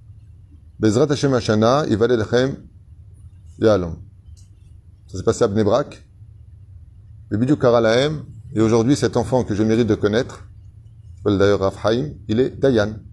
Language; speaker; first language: French; native; French